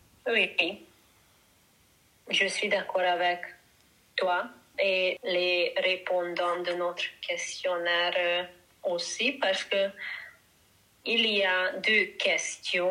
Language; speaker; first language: French; non-native, learner; Hungarian